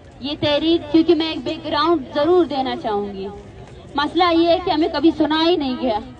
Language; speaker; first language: Urdu; non-native, local second language; Baluchi